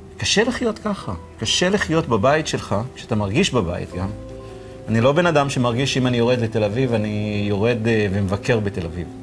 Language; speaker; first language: Hebrew; non-native, local second language; Arabic